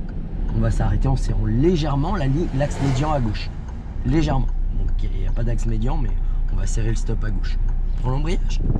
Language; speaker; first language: French; native; French